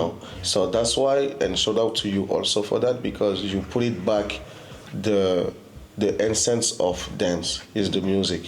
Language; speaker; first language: English; non-native, fluent; French